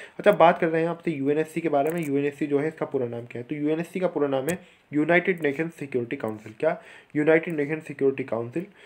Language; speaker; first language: Hindi; native; Hindi